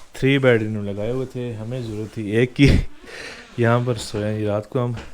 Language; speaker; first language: Urdu; native; Urdu